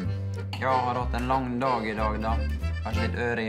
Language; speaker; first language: Norwegian; native; Norwegian